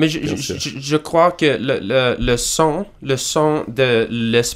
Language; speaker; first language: French; non-native, learner; English